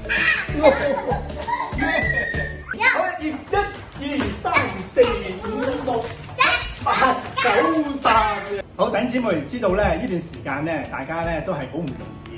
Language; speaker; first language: Cantonese; native; Cantonese